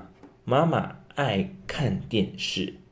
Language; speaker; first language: Chinese; non-native, fluent; English